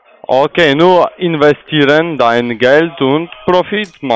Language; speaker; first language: German; non-native, learner; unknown